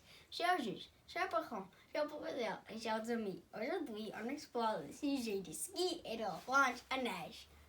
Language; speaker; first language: French; non-native, learner; English